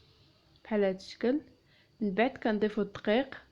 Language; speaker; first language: Arabic; native; Arabic